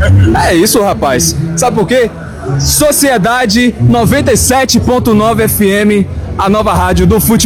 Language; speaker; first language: Portuguese; native; Portuguese